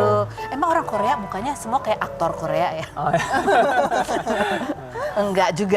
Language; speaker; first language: Indonesian; native; Indonesian